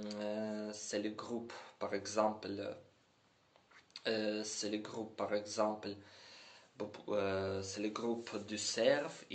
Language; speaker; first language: French; non-native, learner; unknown